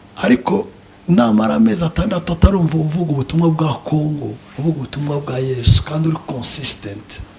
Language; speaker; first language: Kinyarwanda; native; Kinyarwanda